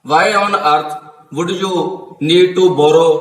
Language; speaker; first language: English; non-native, local second language; Punjabi